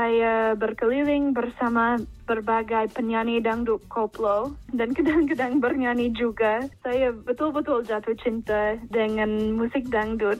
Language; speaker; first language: Indonesian; non-native, fluent; English